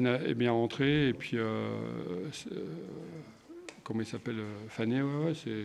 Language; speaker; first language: French; native; French